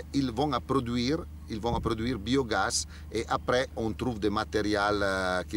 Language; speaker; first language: French; non-native, learner; Italian